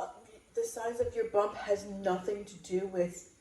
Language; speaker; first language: English; native; English